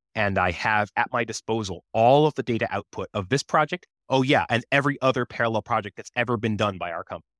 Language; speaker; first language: English; native; English